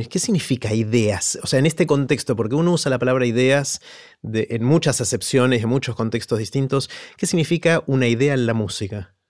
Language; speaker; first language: Spanish; native; Spanish